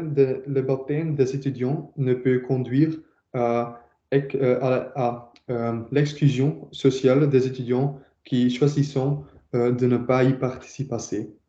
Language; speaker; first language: French; non-native, learner; Dutch